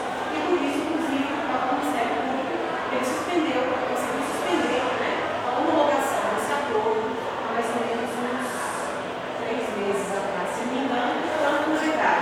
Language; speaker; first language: Portuguese; native; Portuguese